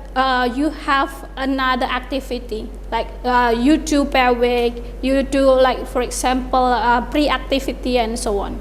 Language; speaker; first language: English; non-native, fluent; Indonesian